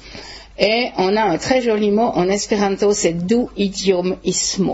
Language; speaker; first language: French; native; French